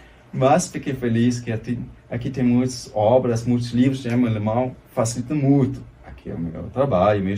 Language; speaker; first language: Portuguese; non-native, fluent; German